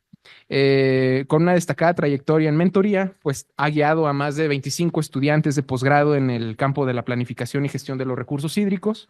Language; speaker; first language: Spanish; native; Spanish